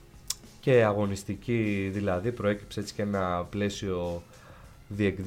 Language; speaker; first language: Greek; native; Greek